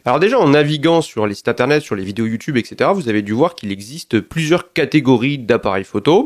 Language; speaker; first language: French; native; French